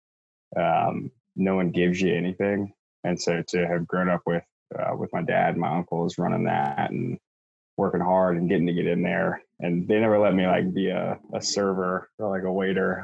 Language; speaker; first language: English; native; English